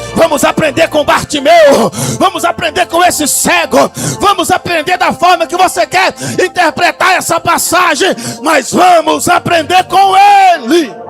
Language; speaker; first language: Portuguese; native; Portuguese